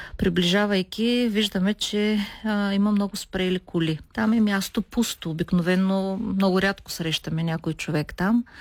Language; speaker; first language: Bulgarian; native; Bulgarian